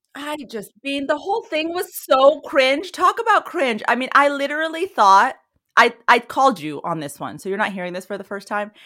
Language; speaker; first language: English; early bilingual, other home language; Persian